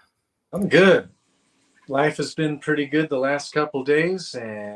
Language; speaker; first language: English; native; English